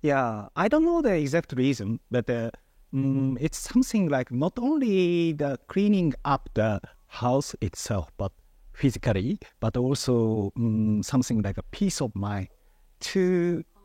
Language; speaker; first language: English; non-native, fluent; Japanese